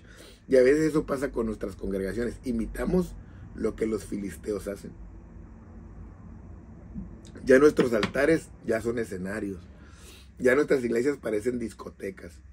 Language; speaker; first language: Spanish; native; Spanish